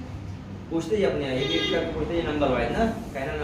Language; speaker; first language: Hindi; native; Hindi